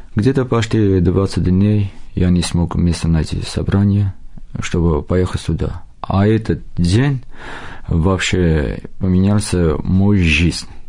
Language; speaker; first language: Russian; non-native, local second language; Armenian